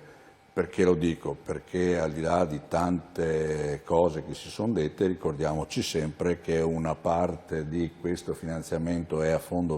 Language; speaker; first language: Italian; native; Italian